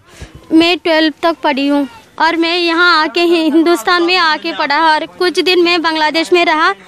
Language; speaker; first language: Hindi; non-native, learner; Rohingya